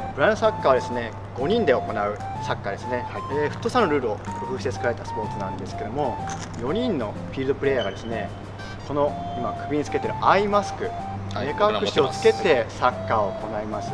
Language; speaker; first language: Japanese; native; Japanese